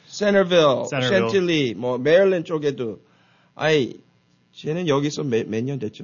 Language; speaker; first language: Korean; early bilingual, heritage; Korean